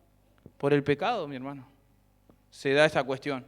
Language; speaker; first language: Spanish; native; Spanish